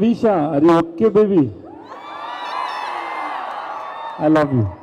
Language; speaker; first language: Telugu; non-native, learner; Tamil